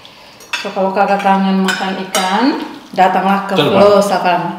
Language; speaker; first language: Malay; non-native, local second language; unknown